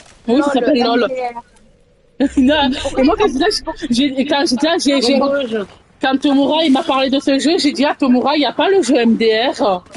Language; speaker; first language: French; native; French